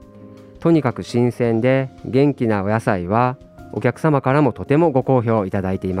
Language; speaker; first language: Japanese; native; Japanese